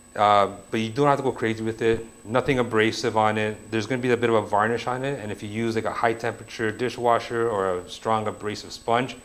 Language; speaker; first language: English; native; English